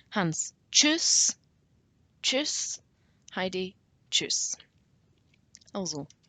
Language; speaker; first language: German; non-native, learner; English